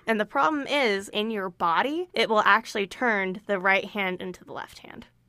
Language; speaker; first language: English; native; English